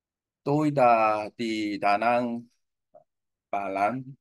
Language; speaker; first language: Vietnamese; non-native, learner; Korean